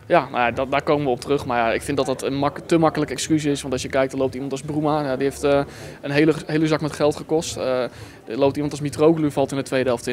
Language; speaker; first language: Dutch; native; Dutch